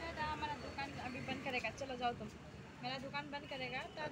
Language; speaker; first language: Hindi; non-native, fluent; Bangla